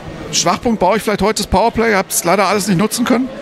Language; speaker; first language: German; native; German